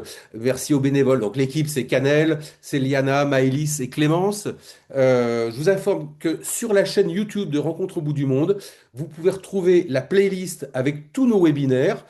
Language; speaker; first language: French; native; French